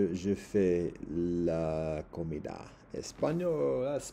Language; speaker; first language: French; non-native, learner; English